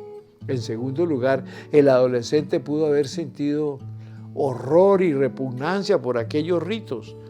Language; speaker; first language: Spanish; native; Spanish